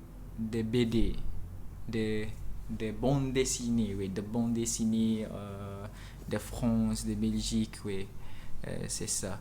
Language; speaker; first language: French; non-native, learner; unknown